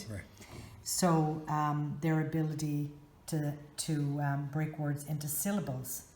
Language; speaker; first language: English; native; English